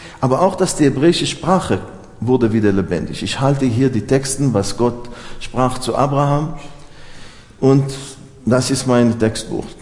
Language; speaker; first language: German; non-native, fluent; Hebrew